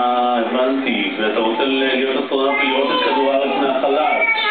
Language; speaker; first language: Hebrew; native; Hebrew